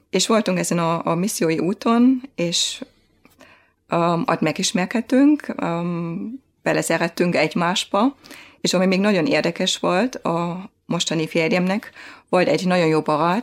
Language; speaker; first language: Hungarian; non-native, fluent; German